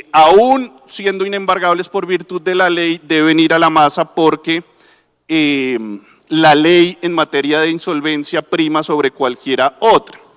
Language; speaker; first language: Spanish; native; Spanish